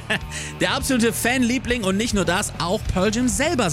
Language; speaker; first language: German; native; German